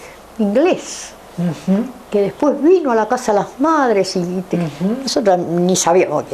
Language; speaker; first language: Spanish; native; Spanish